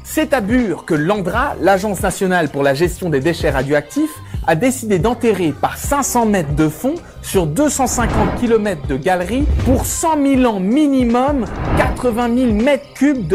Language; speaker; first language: French; native; French